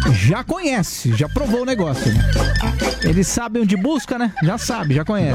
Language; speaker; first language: Portuguese; native; Portuguese